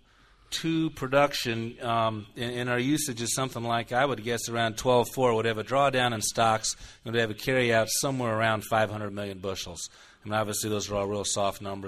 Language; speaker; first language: English; native; English